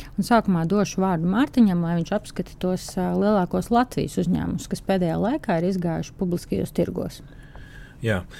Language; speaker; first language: Latvian; native; Latvian